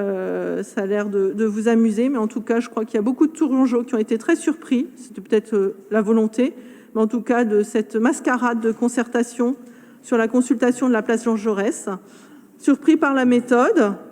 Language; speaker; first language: French; native; French